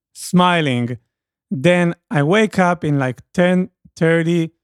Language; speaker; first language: English; non-native, learner; Hebrew